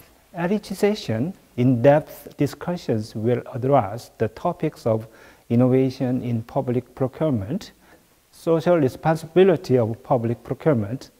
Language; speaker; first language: English; non-native, fluent; Korean